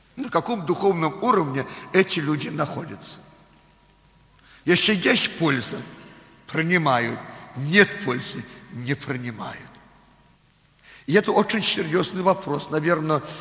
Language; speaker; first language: Russian; non-native, local second language; Belarusian